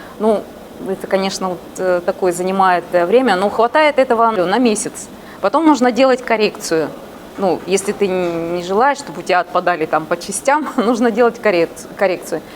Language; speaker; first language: Russian; native; Russian